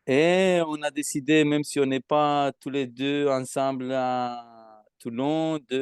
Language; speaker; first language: French; non-native, fluent; Romanian